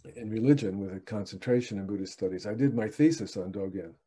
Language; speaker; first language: English; native; English